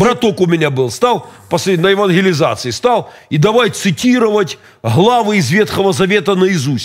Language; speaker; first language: Russian; native; Russian